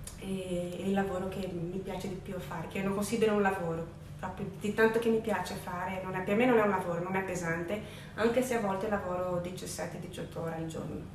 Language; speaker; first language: Italian; non-native, fluent; Portuguese